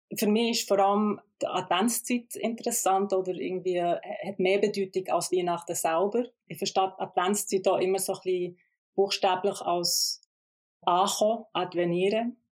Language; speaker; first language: German; early bilingual, other home language; Albanian